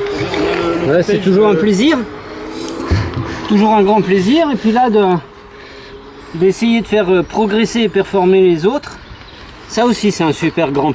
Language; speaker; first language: French; native; French